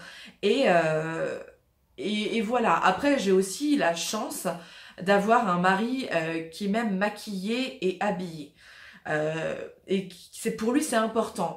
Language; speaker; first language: French; native; French